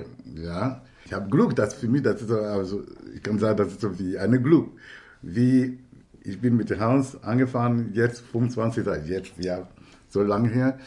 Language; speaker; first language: German; non-native, learner; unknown